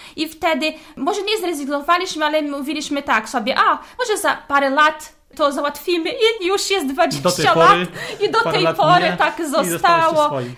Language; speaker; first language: Polish; non-native, fluent; Portuguese